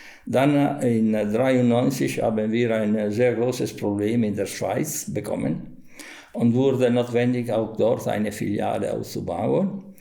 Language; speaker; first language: German; non-native, fluent; Italian